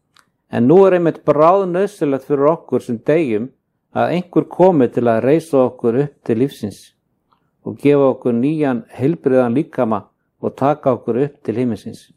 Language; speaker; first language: Icelandic; native; Icelandic